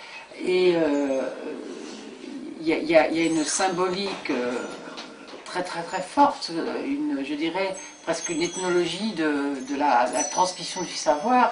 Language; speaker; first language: French; native; French